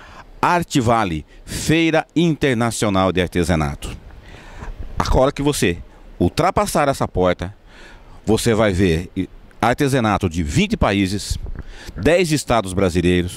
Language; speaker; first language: Portuguese; native; Portuguese